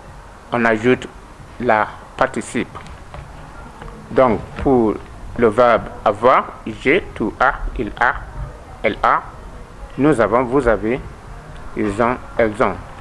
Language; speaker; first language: French; non-native, learner; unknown